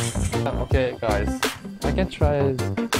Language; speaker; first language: English; non-native, learner; Korean